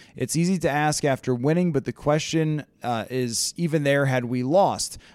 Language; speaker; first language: English; native; English